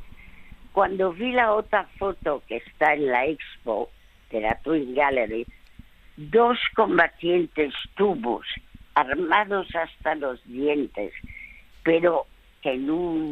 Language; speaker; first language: Spanish; early bilingual, other home language; French